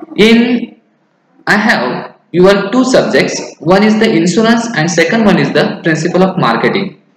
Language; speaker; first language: English; non-native, local second language; Marathi